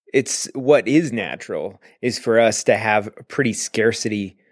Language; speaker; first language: English; native; English